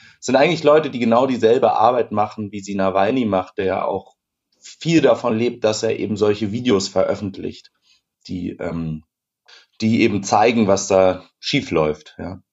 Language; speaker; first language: German; native; German